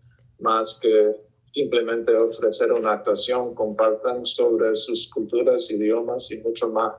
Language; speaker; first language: Spanish; early bilingual, heritage; Spanish